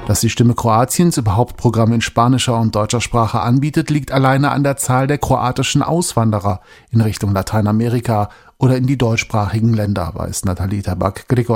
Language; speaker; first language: German; native; German